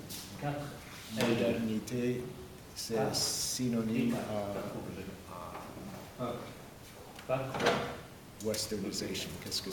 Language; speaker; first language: French; non-native, fluent; English